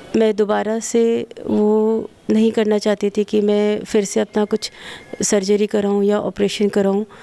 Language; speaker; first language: Hindi; native; Hindi